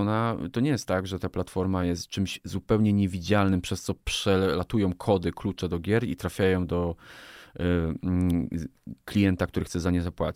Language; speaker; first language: Polish; native; Polish